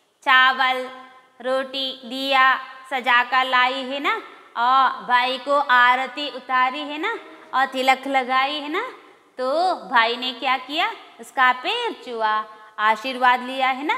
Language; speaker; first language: Hindi; non-native, local second language; Kannada